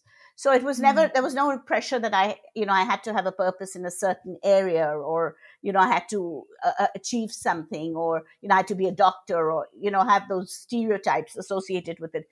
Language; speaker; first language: English; non-native, local second language; Bangla